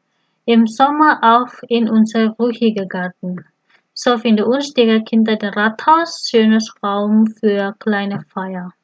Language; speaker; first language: German; non-native, fluent; Indonesian